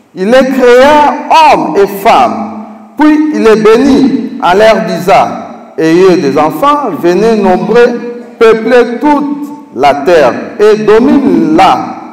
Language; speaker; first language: French; non-native, local second language; Lingala